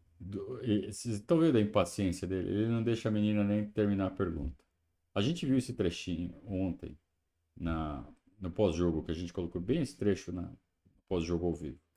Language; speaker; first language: Portuguese; native; Portuguese